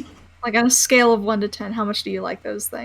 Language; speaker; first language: English; native; English